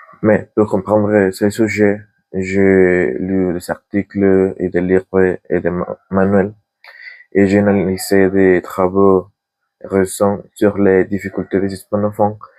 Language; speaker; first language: French; non-native, learner; Spanish